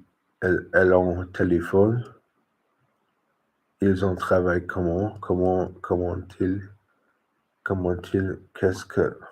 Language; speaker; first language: French; non-native, learner; English